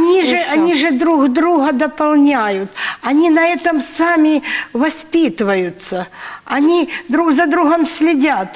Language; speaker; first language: Russian; native; Russian